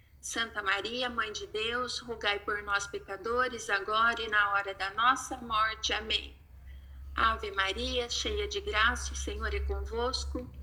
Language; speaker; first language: Portuguese; native; Portuguese